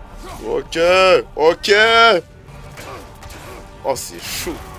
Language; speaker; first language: French; native; French